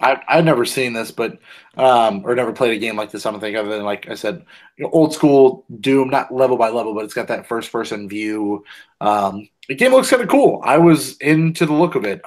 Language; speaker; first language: English; native; English